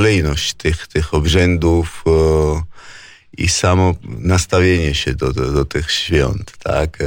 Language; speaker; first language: Polish; non-native, fluent; Georgian